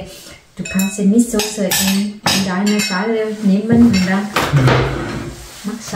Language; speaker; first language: German; non-native, learner; Vietnamese